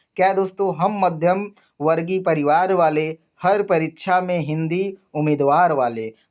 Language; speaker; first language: Hindi; native; Hindi